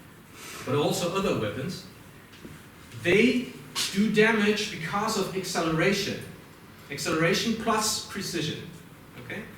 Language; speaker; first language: English; non-native, fluent; German